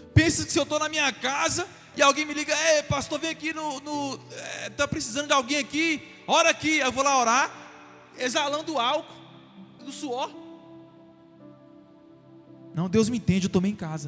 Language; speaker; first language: Portuguese; native; Portuguese